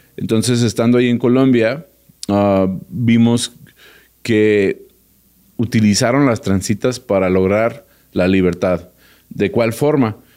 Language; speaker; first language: Spanish; early bilingual, heritage; Spanish